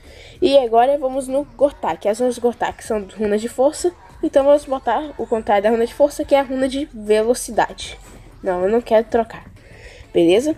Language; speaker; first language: Portuguese; native; Portuguese